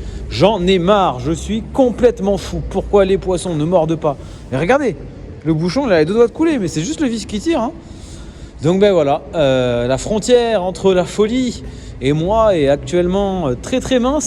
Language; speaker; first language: French; native; French